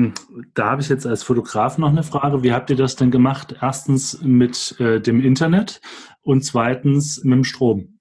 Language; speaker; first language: German; native; German